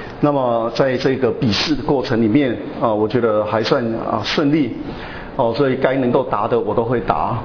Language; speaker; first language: Chinese; native; Chinese